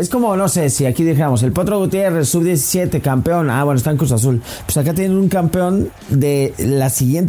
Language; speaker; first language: Spanish; native; Spanish